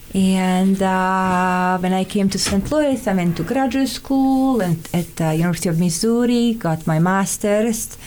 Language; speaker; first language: English; non-native, fluent; Serbian